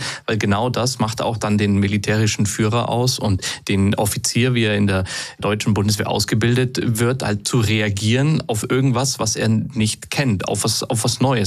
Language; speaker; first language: German; native; German